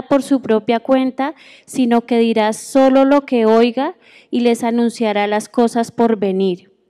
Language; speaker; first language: Spanish; native; Spanish